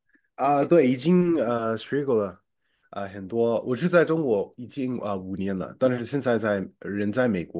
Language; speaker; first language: Chinese; non-native, fluent; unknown